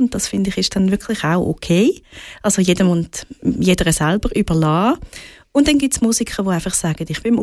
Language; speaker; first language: German; native; German